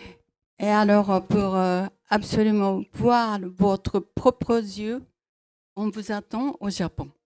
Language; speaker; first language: French; non-native, fluent; Japanese